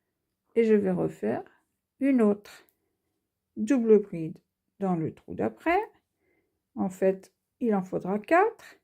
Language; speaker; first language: French; native; French